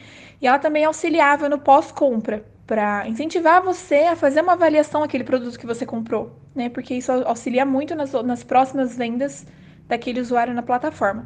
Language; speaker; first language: Portuguese; native; Portuguese